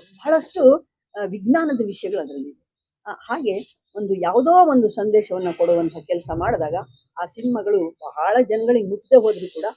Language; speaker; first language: Kannada; non-native, local second language; Lambadi